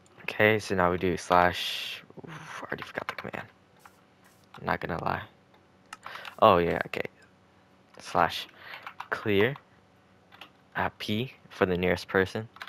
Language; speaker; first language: English; native; English